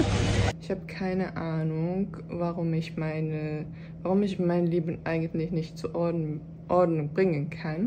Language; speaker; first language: German; non-native, fluent; Turkish